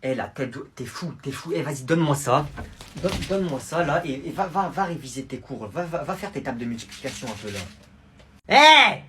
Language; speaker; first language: French; native; French